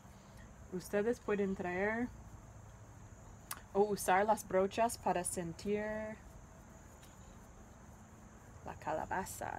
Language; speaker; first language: Spanish; non-native, learner; English